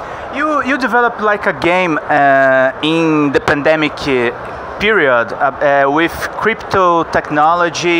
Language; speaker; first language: English; non-native, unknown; Portuguese